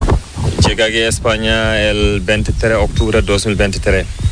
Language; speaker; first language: Spanish; non-native, learner; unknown